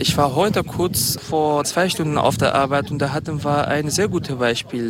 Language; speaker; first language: German; non-native, fluent; Kurdish